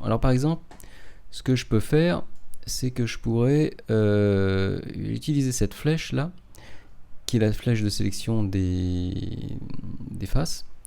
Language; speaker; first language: French; native; French